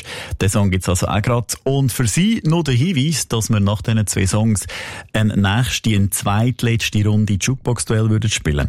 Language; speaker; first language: German; native; German